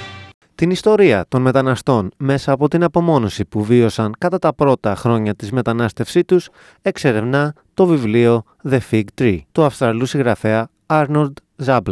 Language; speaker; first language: Greek; native; Greek